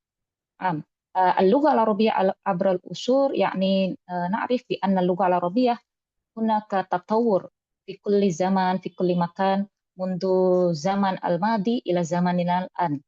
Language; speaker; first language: Arabic; non-native, learner; Indonesian